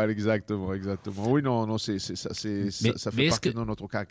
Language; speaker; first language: French; non-native, fluent; Spanish